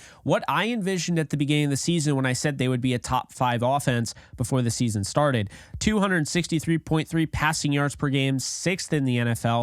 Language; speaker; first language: English; native; English